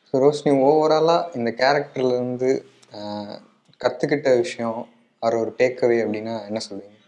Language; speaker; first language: Tamil; native; Tamil